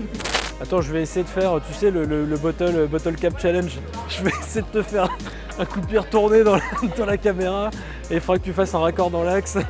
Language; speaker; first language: French; native; French